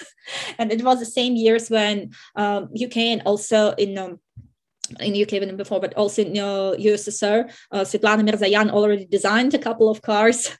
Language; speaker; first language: English; non-native, fluent; Russian